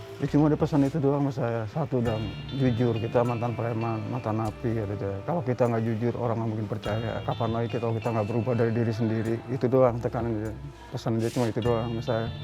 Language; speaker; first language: Indonesian; native; Indonesian